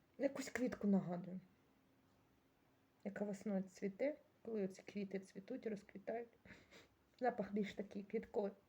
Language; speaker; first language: Ukrainian; native; Ukrainian